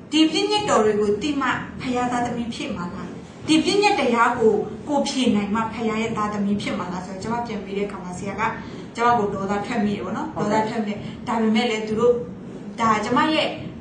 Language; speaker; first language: Burmese; non-native, local second language; S'gaw Karen